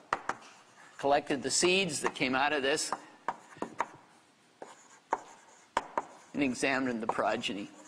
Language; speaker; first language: English; native; English